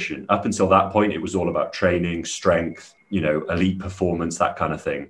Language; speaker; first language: English; native; English